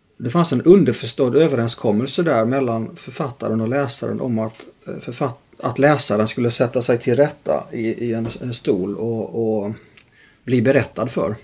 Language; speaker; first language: Swedish; native; Swedish